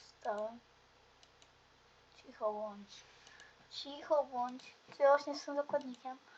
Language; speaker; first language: Polish; native; Polish